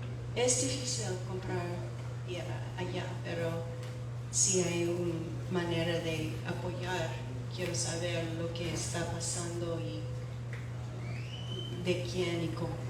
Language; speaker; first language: Spanish; non-native, fluent; English